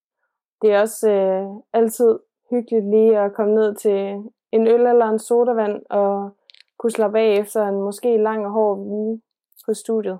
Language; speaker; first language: Danish; native; Danish